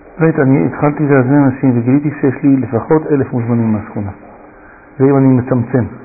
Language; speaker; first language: Hebrew; native; Hebrew